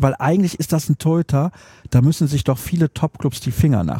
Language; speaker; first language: German; native; German